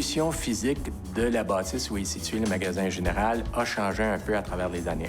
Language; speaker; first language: French; native; French